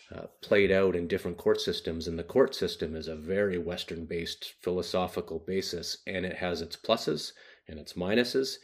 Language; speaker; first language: English; native; English